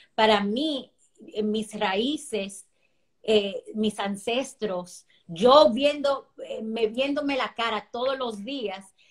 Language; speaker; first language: Spanish; early bilingual, heritage; Spanish